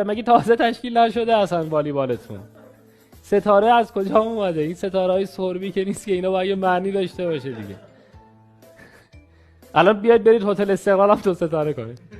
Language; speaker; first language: Persian; native; Persian